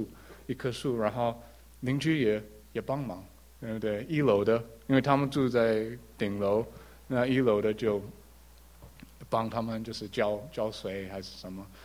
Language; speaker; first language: Chinese; early bilingual, heritage; English